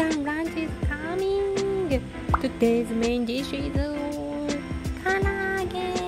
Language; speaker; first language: English; non-native, learner; Japanese